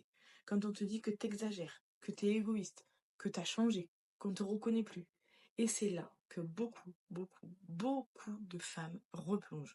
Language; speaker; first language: French; native; French